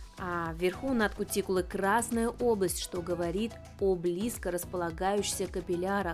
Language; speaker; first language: Russian; native; Russian